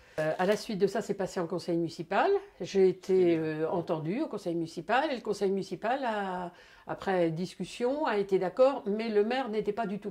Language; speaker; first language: French; native; French